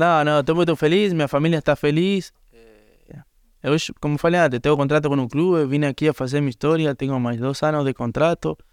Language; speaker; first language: Portuguese; non-native, learner; Spanish